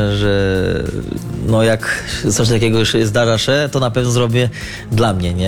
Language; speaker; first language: Polish; non-native, learner; Portuguese